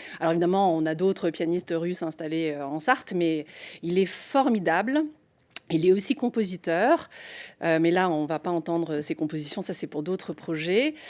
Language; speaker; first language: French; non-native, fluent; English